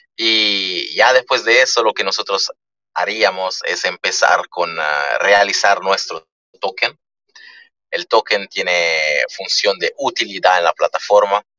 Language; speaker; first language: Spanish; early bilingual, other home language; Italian